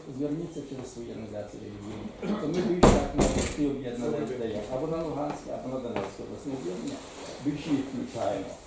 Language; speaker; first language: Ukrainian; native; Ukrainian